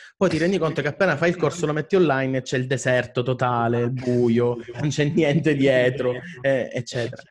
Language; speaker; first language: Italian; native; Italian